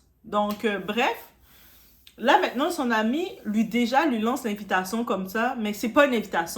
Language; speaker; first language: French; native; French